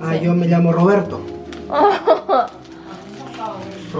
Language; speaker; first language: Spanish; non-native, learner; Korean